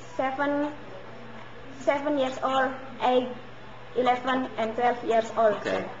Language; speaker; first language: English; non-native, learner; Indonesian